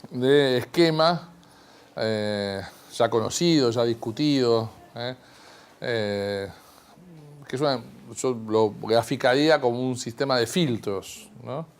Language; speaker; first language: Spanish; native; Spanish